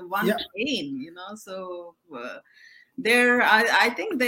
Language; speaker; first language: English; non-native, local second language; Telugu